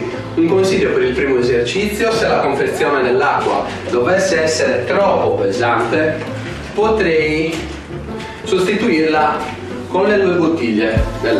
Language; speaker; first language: Italian; native; Italian